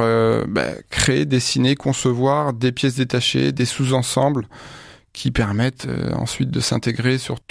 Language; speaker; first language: French; native; French